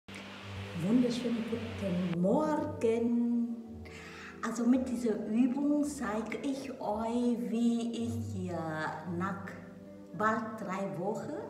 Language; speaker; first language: German; non-native, learner; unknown